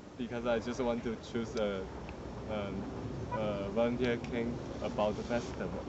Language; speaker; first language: English; non-native, learner; Chinese